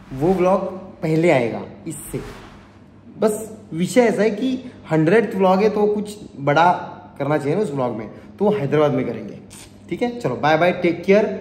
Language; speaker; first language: Hindi; non-native, local second language; Marathi